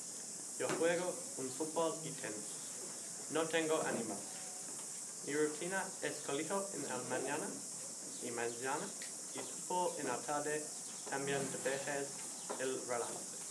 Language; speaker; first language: Spanish; non-native, learner; English